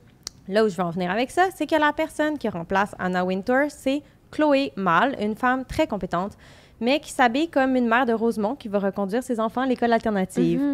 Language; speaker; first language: French; native; French